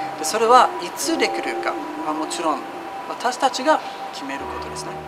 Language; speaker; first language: Japanese; non-native, fluent; Swedish